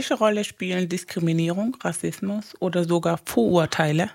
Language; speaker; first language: German; non-native, fluent; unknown